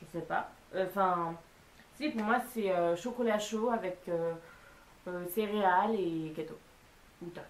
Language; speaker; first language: French; native; French